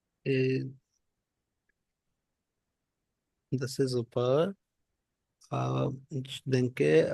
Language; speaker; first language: German; non-native, learner; Urdu